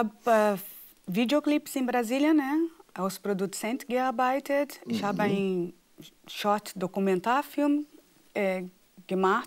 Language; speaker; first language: German; non-native, fluent; Portuguese